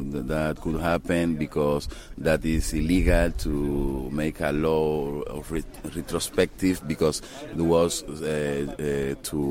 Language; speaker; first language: English; non-native, learner; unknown